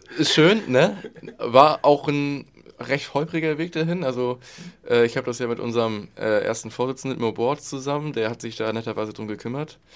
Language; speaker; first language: German; native; German